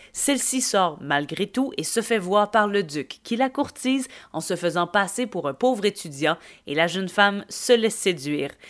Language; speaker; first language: French; native; French